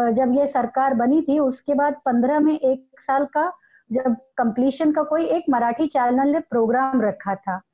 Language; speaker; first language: Hindi; non-native, local second language; Marathi